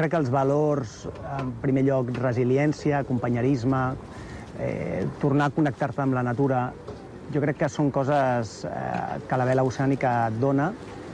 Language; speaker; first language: Catalan; native; Catalan